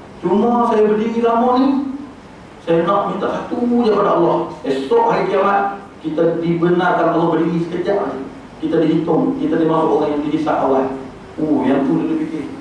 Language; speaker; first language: Malay; native; Malay